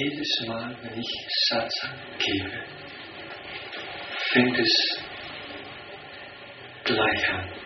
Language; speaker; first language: German; non-native, fluent; Danish